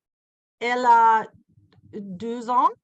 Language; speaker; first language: French; non-native, learner; English